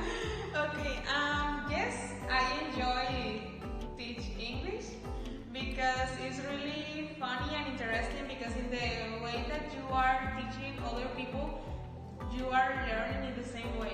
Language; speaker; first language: English; non-native, fluent; Spanish